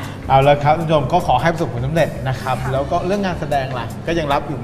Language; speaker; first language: Thai; native; Thai